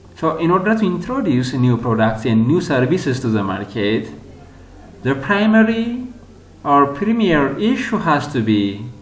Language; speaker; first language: English; non-native, local second language; Amharic